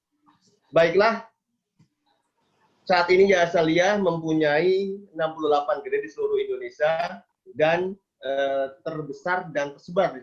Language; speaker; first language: Indonesian; native; Indonesian